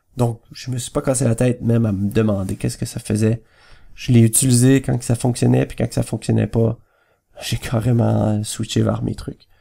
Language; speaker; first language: French; native; French